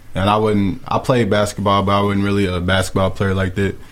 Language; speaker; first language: English; native; English